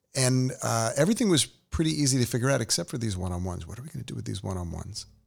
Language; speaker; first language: English; native; English